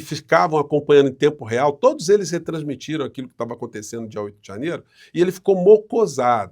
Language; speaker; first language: Portuguese; native; Portuguese